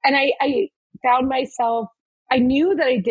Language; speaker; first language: English; native; English